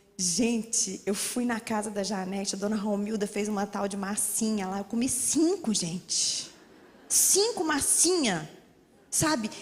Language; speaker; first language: Portuguese; native; Portuguese